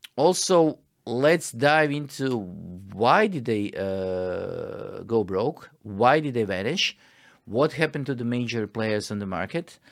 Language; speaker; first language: English; non-native, fluent; Croatian